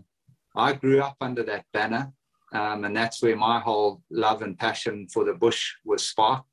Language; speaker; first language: English; native; English